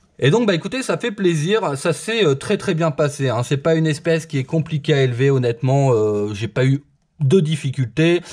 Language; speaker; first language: French; native; French